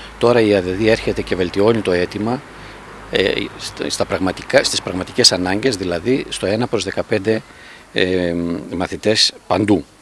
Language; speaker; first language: Greek; native; Greek